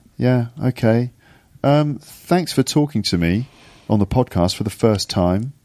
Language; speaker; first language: English; native; English